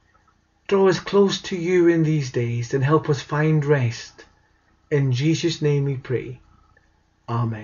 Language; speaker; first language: English; native; English